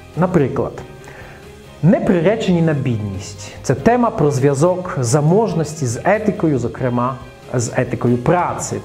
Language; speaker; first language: Ukrainian; non-native, fluent; Russian